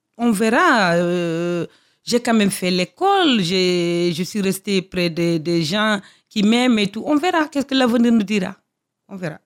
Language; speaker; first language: French; non-native, local second language; Fula